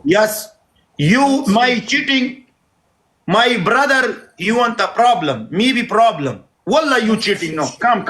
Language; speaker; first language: English; non-native, learner; Pashto